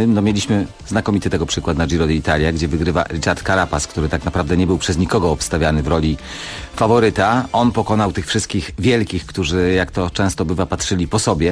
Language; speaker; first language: Polish; native; Polish